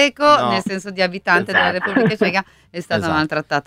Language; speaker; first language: Italian; native; Italian